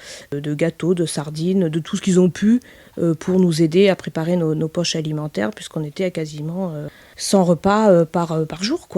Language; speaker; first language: French; native; French